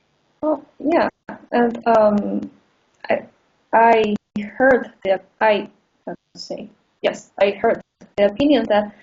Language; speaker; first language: English; non-native, fluent; Russian